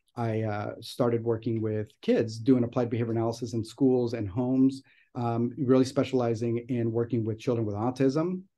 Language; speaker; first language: English; native; English